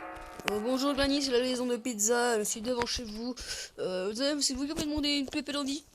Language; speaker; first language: French; native; French